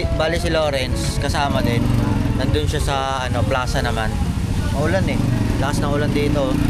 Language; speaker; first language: Filipino; native; Filipino